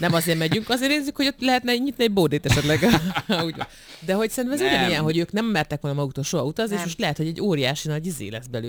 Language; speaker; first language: Hungarian; native; Hungarian